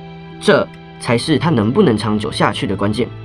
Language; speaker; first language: Chinese; native; Chinese